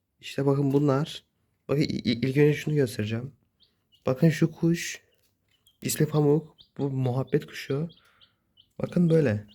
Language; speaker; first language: Turkish; native; Turkish